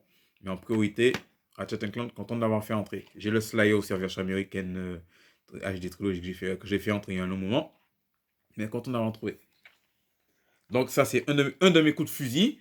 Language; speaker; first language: French; native; French